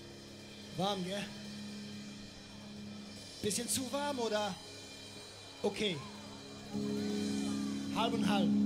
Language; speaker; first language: German; non-native, learner; English